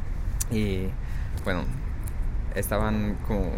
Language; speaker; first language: Spanish; non-native, fluent; English